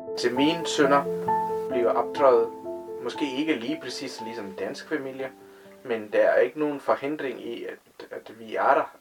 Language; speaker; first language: Danish; non-native, fluent; Tamil